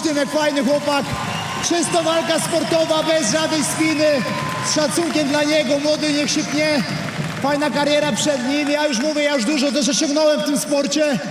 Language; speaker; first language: Polish; native; Polish